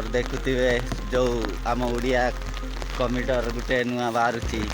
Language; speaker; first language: Odia; non-native, local second language; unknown